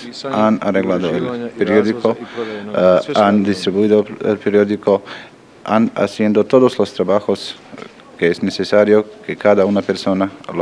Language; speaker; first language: Spanish; non-native, learner; Bosnian